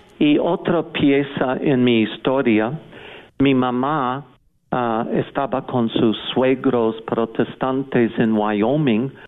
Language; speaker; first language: Spanish; non-native, fluent; English